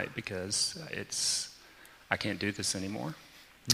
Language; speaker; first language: English; native; English